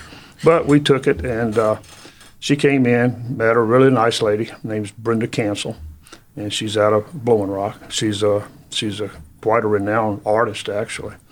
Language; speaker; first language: English; native; English